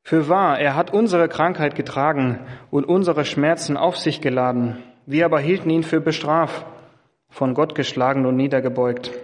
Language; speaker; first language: German; non-native, fluent; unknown